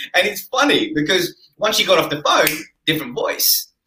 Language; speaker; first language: English; native; English